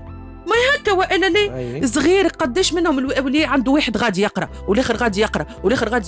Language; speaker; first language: Arabic; native; Arabic